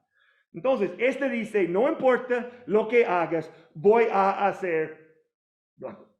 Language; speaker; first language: Spanish; non-native, learner; English